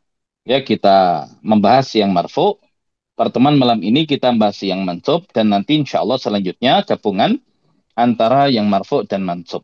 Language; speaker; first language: Indonesian; native; Indonesian